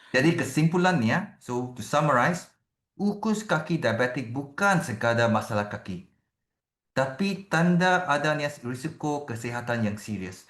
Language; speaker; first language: Malay; non-native, local second language; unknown